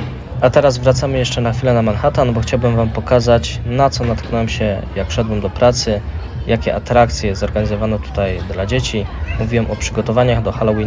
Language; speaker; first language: Polish; native; Polish